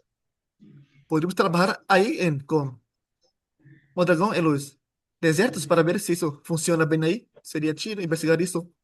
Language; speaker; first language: Spanish; non-native, fluent; Portuguese